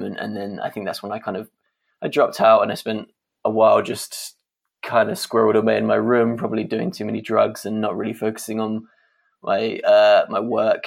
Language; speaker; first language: English; native; English